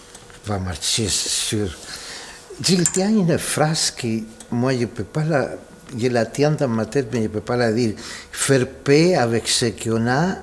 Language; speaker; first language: French; non-native, fluent; Spanish